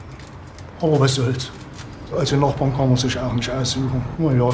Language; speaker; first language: German; native; German